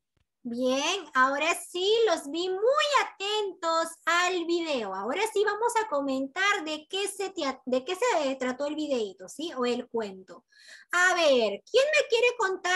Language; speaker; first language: Spanish; native; Spanish